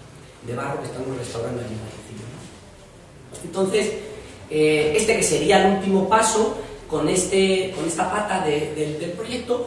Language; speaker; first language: Spanish; native; Spanish